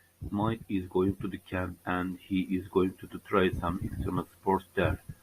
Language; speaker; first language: English; non-native, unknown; Turkish